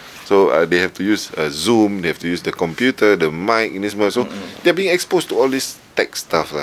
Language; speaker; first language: English; non-native, local second language; Malay